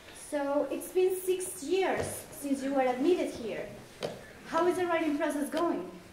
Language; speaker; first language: English; non-native, fluent; Spanish